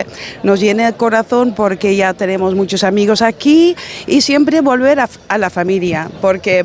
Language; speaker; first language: Spanish; non-native, fluent; Dutch